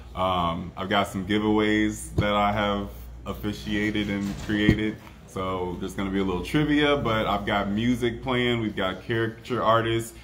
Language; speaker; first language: English; native; English